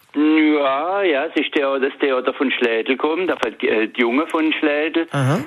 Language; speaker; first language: German; early bilingual, heritage; French